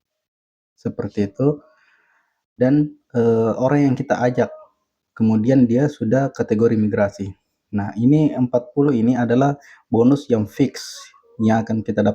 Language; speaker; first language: Indonesian; native; Indonesian